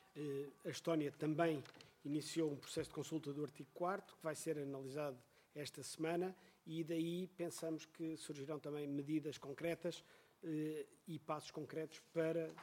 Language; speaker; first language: Portuguese; native; Portuguese